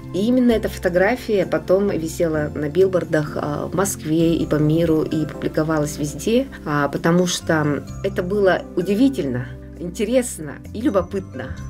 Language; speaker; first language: Russian; non-native, local second language; Yakut